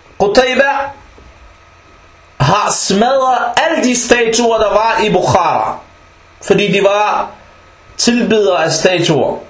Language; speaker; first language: Danish; early bilingual, other home language; Arabic